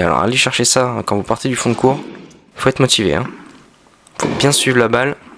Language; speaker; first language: French; native; French